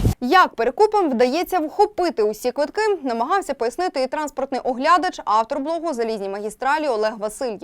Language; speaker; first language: Ukrainian; native; Ukrainian